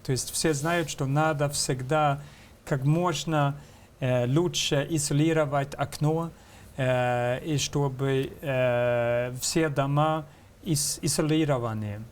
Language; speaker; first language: Russian; non-native, fluent; Swedish